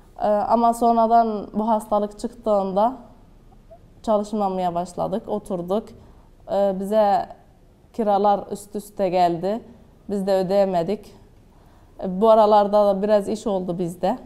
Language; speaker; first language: Turkish; non-native, learner; Arabic